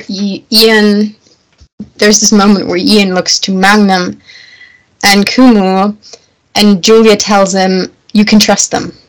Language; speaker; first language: English; non-native, fluent; German